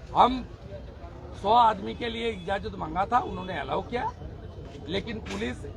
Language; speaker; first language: Hindi; non-native, local second language; Bangla